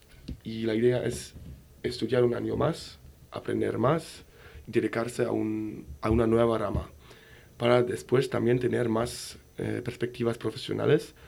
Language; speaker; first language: Spanish; non-native, fluent; German